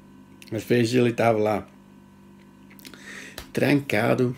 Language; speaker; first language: Portuguese; non-native, fluent; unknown